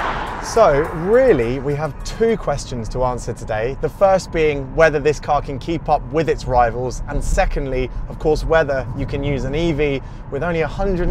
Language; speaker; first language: English; native; English